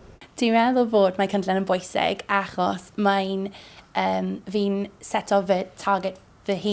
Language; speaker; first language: Welsh; non-native, learner; English